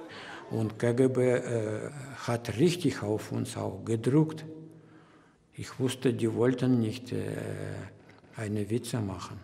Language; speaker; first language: German; non-native, learner; Russian